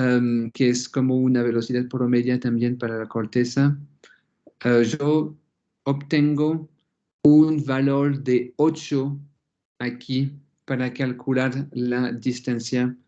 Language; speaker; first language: Spanish; non-native, fluent; French